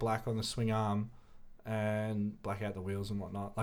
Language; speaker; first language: English; native; English